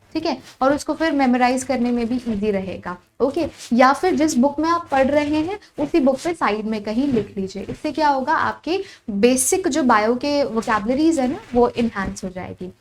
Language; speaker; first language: Hindi; native; Hindi